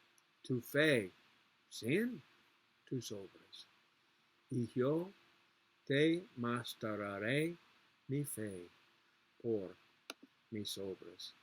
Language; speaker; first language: Spanish; non-native, learner; English